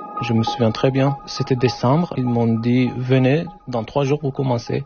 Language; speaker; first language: French; non-native, fluent; Turkish